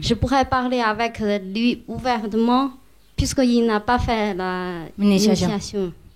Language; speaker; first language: French; non-native, learner; Chinese